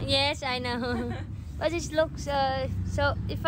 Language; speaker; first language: English; non-native, learner; Vietnamese